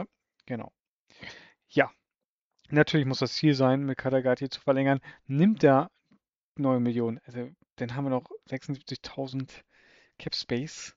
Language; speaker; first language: German; native; German